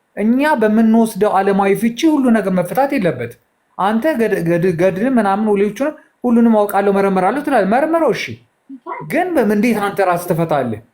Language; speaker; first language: Amharic; native; Amharic